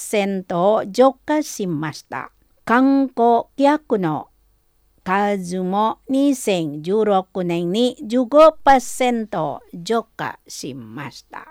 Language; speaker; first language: Japanese; non-native, fluent; Indonesian